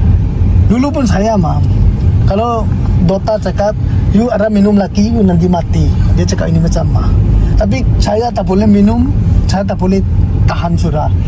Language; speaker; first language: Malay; non-native, learner; Tedim Chin